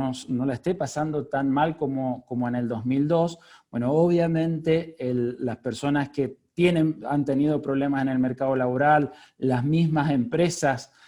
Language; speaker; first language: Spanish; native; Spanish